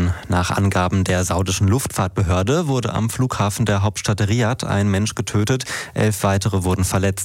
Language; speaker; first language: German; native; German